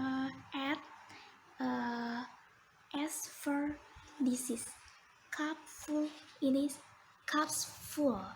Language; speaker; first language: English; non-native, learner; Indonesian